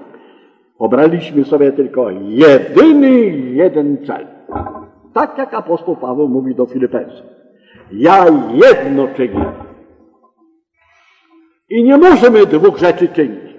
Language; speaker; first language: Polish; native; Polish